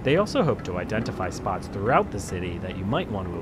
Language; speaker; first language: English; native; English